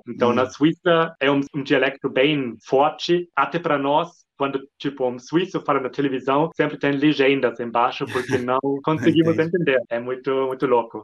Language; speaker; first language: Portuguese; non-native, fluent; German